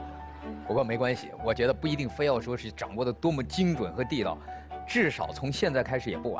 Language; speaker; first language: Chinese; native; Chinese